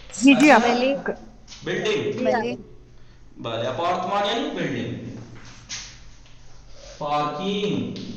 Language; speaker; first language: Persian; non-native, fluent; Urdu